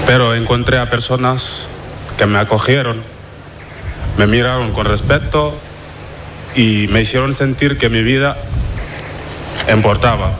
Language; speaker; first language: Spanish; non-native, fluent; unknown